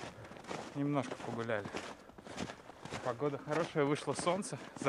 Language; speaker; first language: Russian; native; Russian